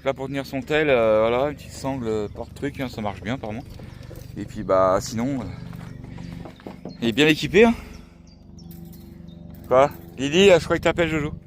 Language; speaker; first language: French; native; French